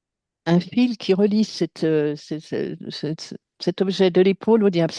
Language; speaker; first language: French; native; French